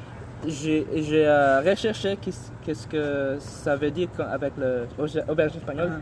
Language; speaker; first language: French; non-native, learner; English